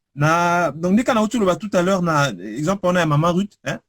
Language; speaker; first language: French; non-native, local second language; Lingala